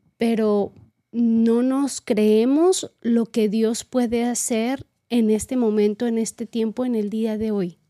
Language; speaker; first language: Spanish; native; Spanish